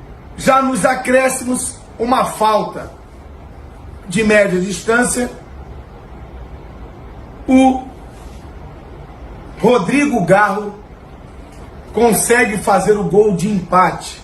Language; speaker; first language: Portuguese; native; Portuguese